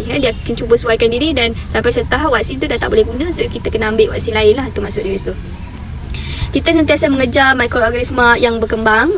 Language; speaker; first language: Malay; native; Malay